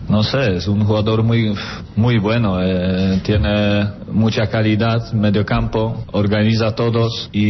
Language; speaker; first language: Spanish; non-native, learner; Polish